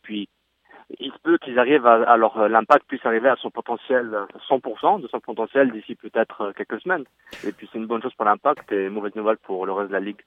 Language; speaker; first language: French; native; French